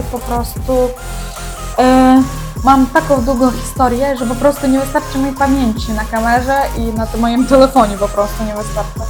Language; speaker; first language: Polish; non-native, learner; Ukrainian